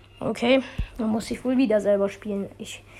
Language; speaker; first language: German; native; German